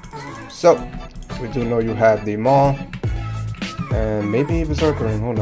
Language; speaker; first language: English; native; English